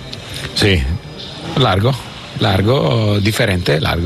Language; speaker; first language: Spanish; non-native, learner; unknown